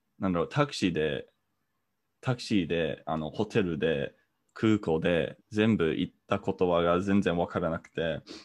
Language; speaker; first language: Japanese; non-native, fluent; English